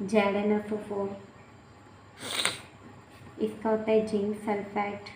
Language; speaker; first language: Hindi; native; Hindi